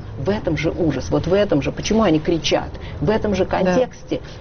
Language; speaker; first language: Russian; native; Russian